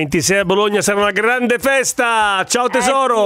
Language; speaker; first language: Italian; native; Italian